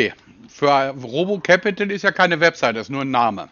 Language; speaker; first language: German; native; German